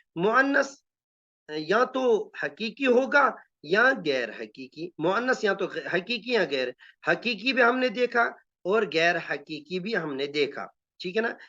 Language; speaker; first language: Urdu; non-native, local second language; Kashmiri